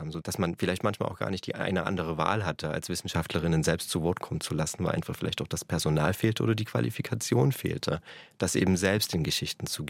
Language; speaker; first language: German; native; German